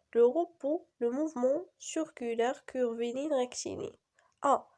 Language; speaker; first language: French; non-native, local second language; Arabic